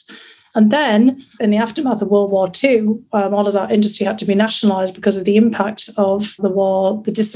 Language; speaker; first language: English; native; English